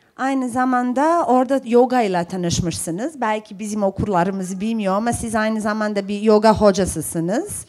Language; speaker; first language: Turkish; non-native, fluent; Bosnian